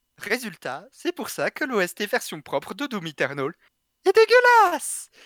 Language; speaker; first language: French; native; French